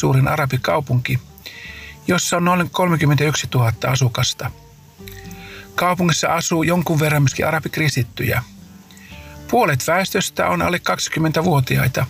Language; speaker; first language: Finnish; native; Finnish